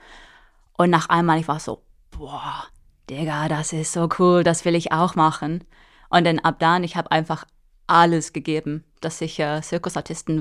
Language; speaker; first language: German; non-native, fluent; English